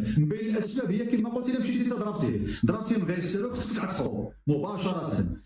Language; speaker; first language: Arabic; native; Arabic